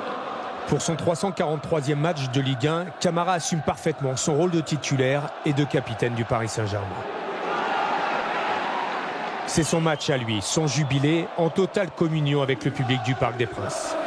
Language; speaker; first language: French; native; French